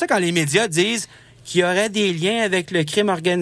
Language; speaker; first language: French; native; French